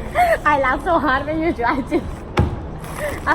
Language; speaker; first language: English; non-native, learner; Thai